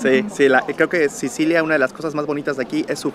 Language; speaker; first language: Spanish; native; Spanish